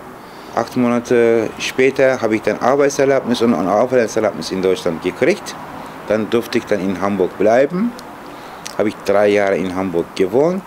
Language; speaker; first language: German; non-native, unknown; Turkish